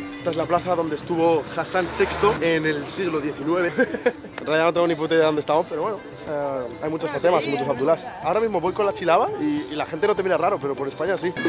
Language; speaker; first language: Spanish; early bilingual, other home language; Arabic